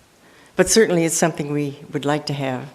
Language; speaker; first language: English; native; English